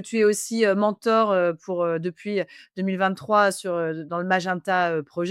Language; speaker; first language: French; native; French